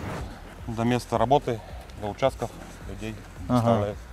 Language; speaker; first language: Russian; native; Russian